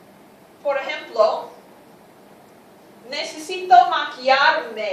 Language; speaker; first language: Spanish; non-native, fluent; English